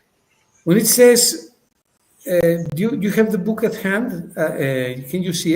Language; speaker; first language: English; non-native, fluent; Spanish